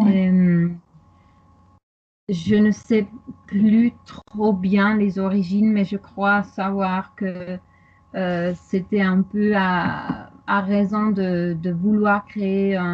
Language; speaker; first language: French; non-native, fluent; German